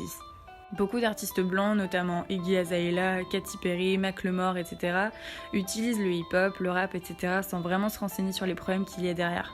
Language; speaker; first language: French; native; French